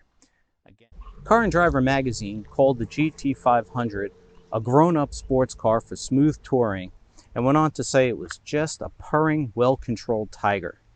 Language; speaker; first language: English; native; English